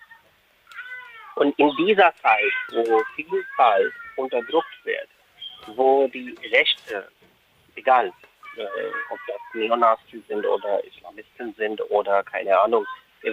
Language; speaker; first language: German; non-native, fluent; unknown